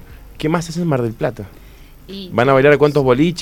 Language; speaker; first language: Spanish; native; Spanish